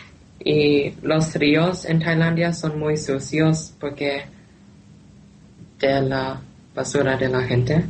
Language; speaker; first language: Spanish; non-native, learner; Thai